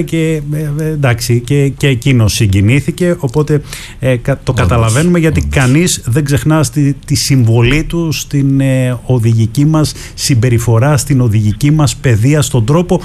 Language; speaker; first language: Greek; native; Greek